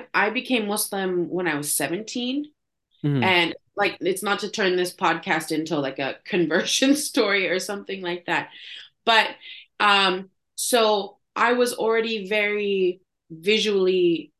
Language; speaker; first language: English; native; English